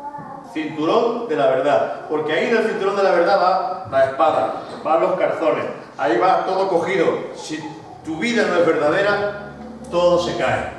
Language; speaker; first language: Spanish; native; Spanish